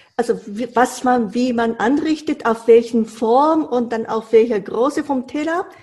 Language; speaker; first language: German; non-native, fluent; Japanese